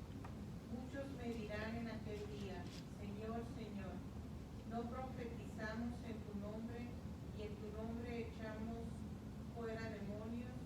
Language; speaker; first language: Spanish; native; Spanish